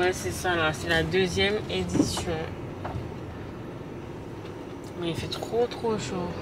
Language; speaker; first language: French; native; French